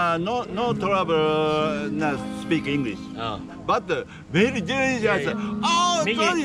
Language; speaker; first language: English; non-native, learner; Japanese